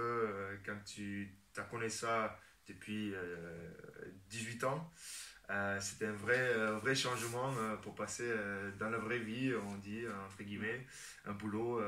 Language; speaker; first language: French; non-native, fluent; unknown